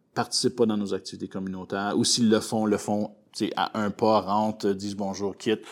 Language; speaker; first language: French; native; French